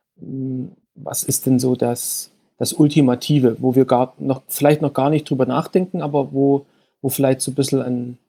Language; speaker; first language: German; native; German